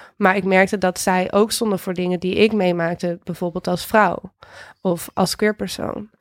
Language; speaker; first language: Dutch; native; Dutch